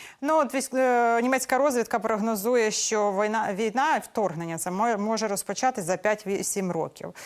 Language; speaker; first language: Ukrainian; native; Ukrainian